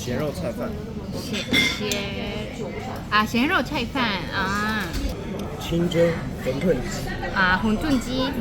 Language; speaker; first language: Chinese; non-native, fluent; Korean